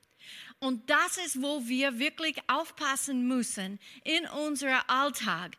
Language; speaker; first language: German; non-native, fluent; English